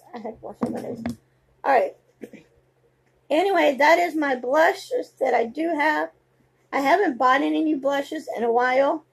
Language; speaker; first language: English; native; English